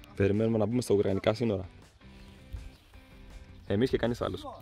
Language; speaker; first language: Greek; native; Greek